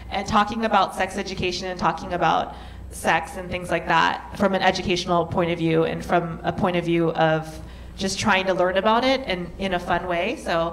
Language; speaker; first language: English; native; English